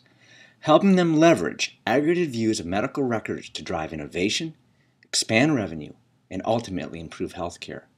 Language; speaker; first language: English; native; English